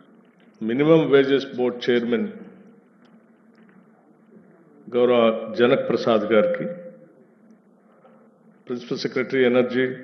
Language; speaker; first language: Telugu; native; Telugu